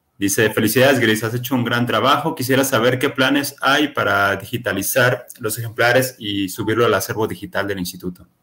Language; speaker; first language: Spanish; native; Spanish